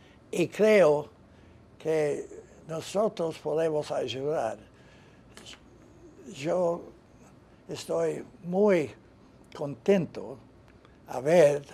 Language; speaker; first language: Spanish; non-native, fluent; English